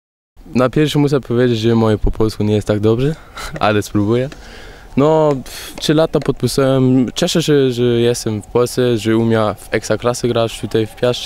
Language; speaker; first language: Polish; early bilingual, heritage; Polish